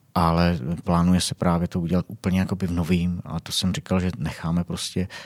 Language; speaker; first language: Czech; native; Czech